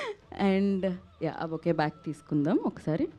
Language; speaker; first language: Telugu; native; Telugu